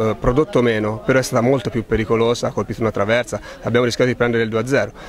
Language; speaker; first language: Italian; native; Italian